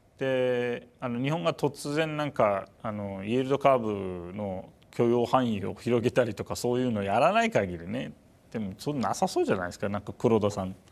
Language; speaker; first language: Japanese; non-native, fluent; Turkish